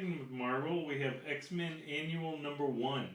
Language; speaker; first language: English; native; English